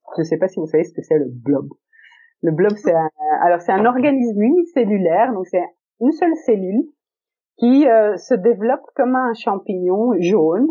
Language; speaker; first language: French; early bilingual, other home language; Italian